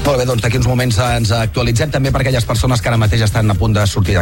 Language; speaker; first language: Catalan; native; Catalan